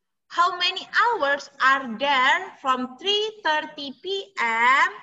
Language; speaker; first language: English; non-native, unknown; Indonesian